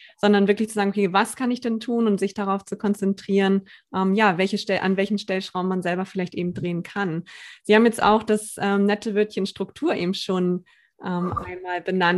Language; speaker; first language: German; native; German